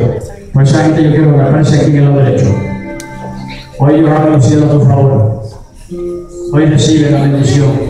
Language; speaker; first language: Spanish; native; Spanish